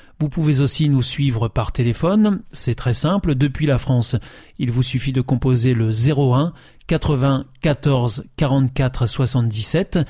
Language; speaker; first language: French; native; French